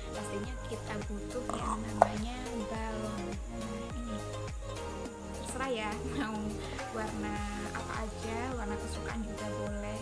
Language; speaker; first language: Indonesian; non-native, local second language; Madurese